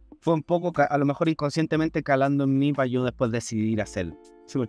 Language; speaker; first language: Spanish; native; Spanish